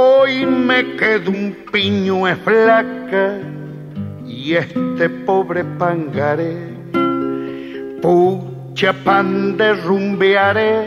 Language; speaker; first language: Spanish; native; Spanish